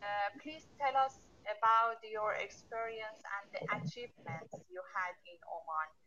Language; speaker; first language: English; non-native, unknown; Persian